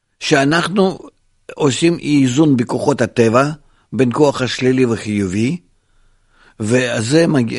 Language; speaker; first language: Hebrew; non-native, fluent; Russian